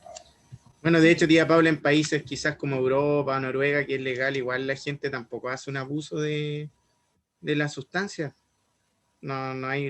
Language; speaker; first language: Spanish; native; Spanish